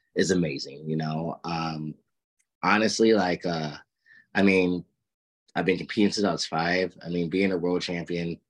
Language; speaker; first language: English; native; English